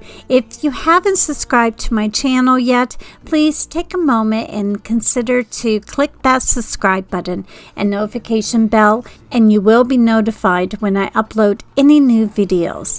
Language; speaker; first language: English; native; English